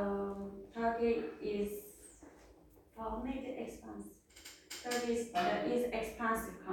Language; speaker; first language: English; non-native, learner; Turkish